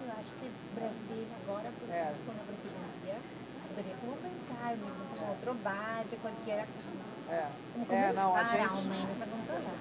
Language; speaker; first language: Portuguese; non-native, learner; Spanish